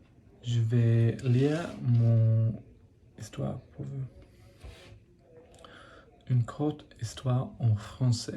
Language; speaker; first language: French; non-native, learner; English